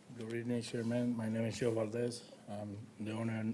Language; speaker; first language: English; non-native, learner; Spanish